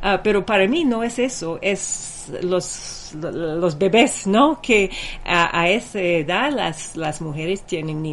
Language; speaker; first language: Spanish; non-native, fluent; English